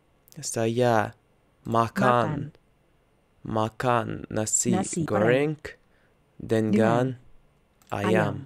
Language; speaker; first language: Indonesian; non-native, learner; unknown